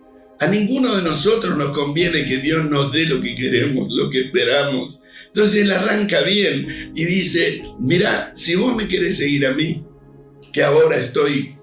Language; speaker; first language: Spanish; native; Spanish